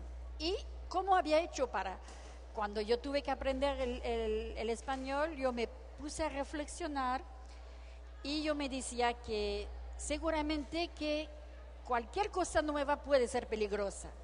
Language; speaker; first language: Spanish; non-native, fluent; French